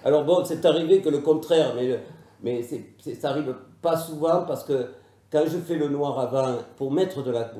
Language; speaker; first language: French; native; French